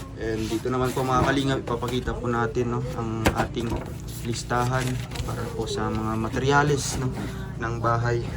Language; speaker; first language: Filipino; non-native, local second language; Cebuano